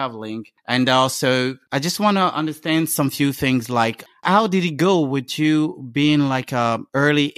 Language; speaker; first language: English; non-native, fluent; French